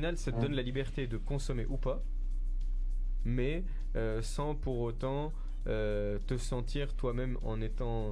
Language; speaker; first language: French; native; French